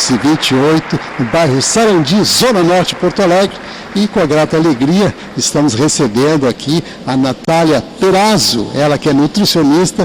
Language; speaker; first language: Portuguese; native; Portuguese